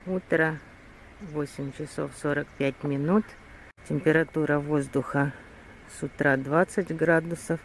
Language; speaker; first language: Russian; native; Russian